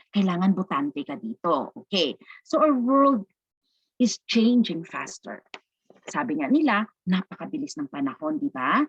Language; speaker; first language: Filipino; non-native, local second language; Cebuano